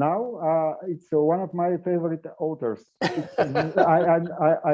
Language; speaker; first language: English; non-native, learner; Bulgarian